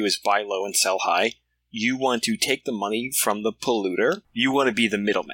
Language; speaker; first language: English; native; English